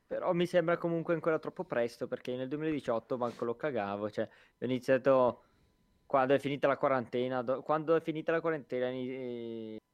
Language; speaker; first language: Italian; native; Italian